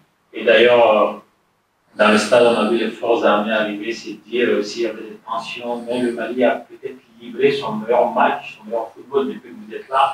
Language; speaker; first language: French; native; French